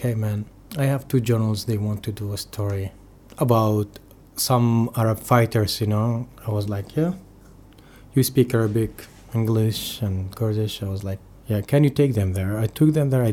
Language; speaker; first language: English; non-native, fluent; Arabic